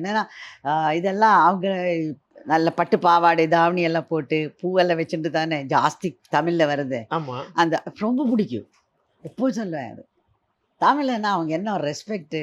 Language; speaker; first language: Tamil; non-native, learner; Malayalam